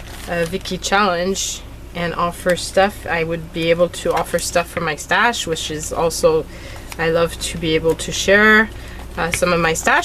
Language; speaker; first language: English; native; English